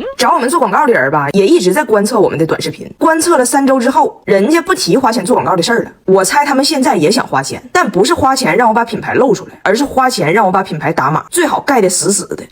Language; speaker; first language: Chinese; native; Chinese